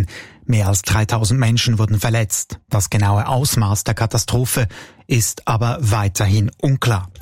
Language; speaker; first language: German; native; German